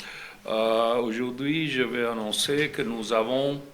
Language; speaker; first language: French; non-native, fluent; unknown